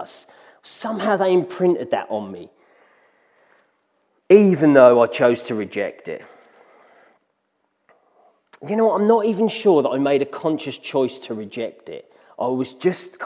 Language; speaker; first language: English; native; English